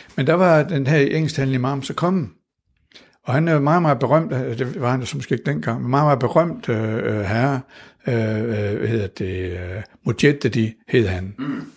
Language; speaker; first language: Danish; native; Danish